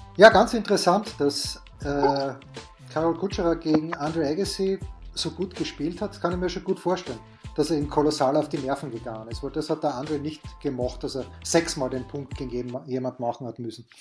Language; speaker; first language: German; native; German